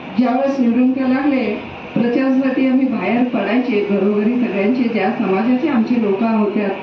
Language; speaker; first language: Marathi; native; Marathi